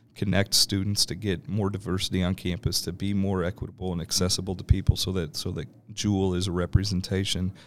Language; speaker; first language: English; native; English